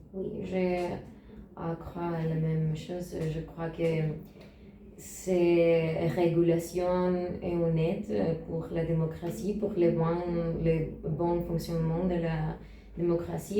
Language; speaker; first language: French; non-native, learner; Spanish